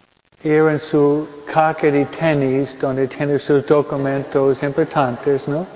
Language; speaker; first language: Spanish; non-native, fluent; English